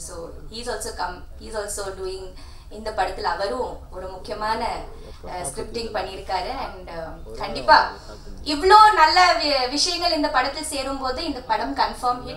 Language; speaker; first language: Tamil; non-native, local second language; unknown